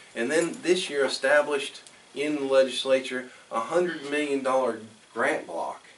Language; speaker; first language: English; native; English